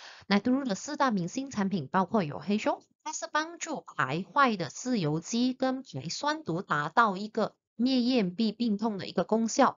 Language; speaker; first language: Chinese; native; Chinese